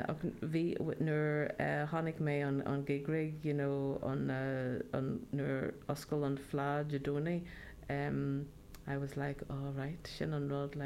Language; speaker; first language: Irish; non-native, local second language; English